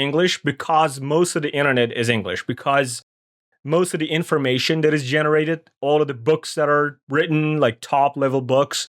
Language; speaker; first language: English; non-native, fluent; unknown